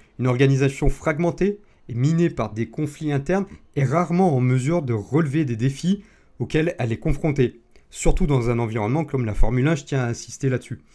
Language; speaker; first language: French; native; French